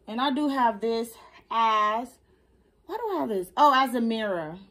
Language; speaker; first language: English; native; English